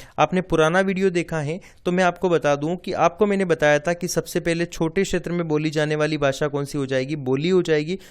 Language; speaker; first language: Hindi; native; Hindi